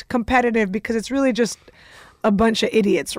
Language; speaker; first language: English; early bilingual, other home language; Russian